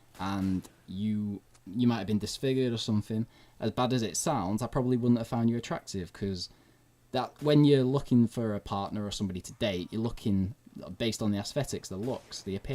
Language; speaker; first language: English; native; English